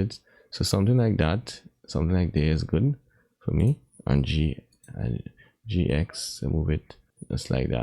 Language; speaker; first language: English; native; English